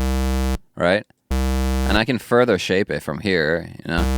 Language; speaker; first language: English; native; English